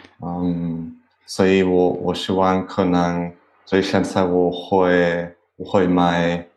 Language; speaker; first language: Chinese; non-native, learner; German